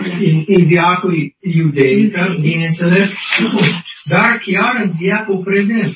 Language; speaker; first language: Romanian; non-native, learner; English